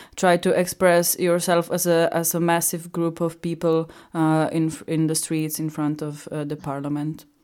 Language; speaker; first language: English; non-native, fluent; Slovenian